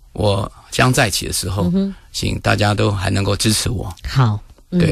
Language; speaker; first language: Chinese; native; Chinese